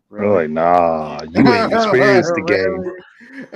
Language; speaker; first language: English; native; English